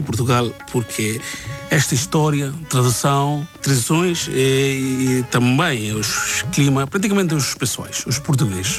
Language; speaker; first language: Portuguese; non-native, learner; Bangla